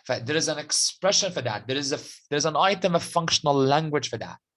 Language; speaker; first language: English; non-native, fluent; Arabic